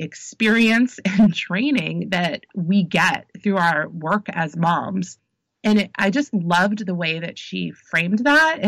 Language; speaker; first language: English; native; English